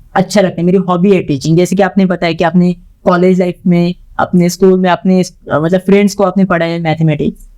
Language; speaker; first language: Hindi; non-native, local second language; Marathi